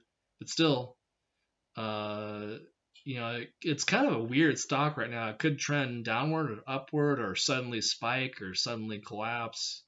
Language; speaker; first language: English; native; English